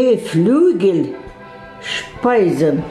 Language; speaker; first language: German; non-native, learner; Russian